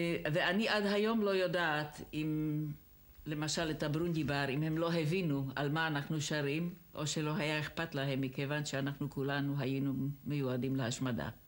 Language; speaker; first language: Hebrew; non-native, fluent; Czech